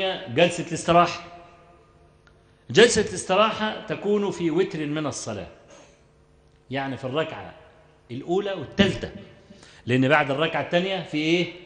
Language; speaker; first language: Arabic; native; Arabic